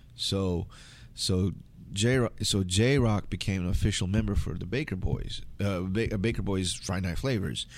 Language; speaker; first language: English; native; English